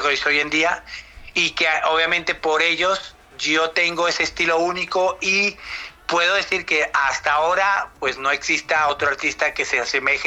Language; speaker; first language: Spanish; native; Spanish